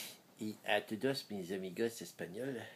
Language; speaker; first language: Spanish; non-native, learner; French